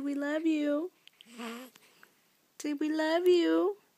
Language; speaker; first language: English; early bilingual, other home language; Spanish